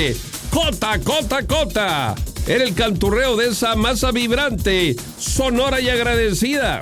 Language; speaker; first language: Spanish; native; Spanish